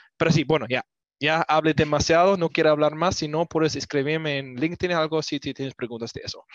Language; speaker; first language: Spanish; non-native, learner; English